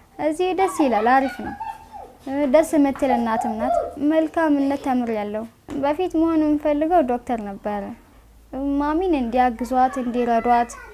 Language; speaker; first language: Amharic; non-native, fluent; Somali